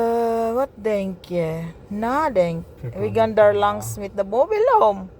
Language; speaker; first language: Dutch; non-native, learner; Filipino